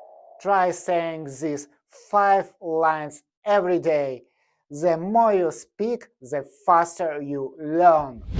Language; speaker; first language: English; non-native, fluent; Russian